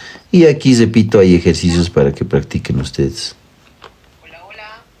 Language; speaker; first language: Spanish; native; Spanish